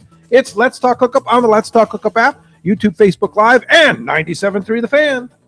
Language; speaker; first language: English; native; English